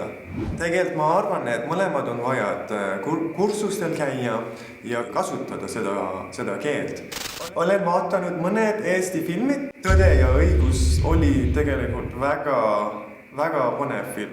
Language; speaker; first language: Estonian; non-native, learner; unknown